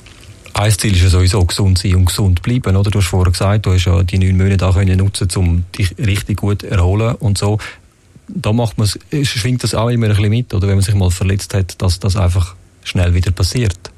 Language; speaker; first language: German; native; German